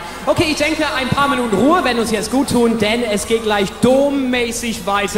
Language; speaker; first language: German; native; German